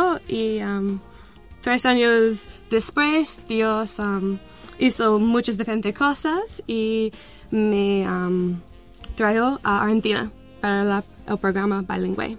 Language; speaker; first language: Spanish; non-native, learner; English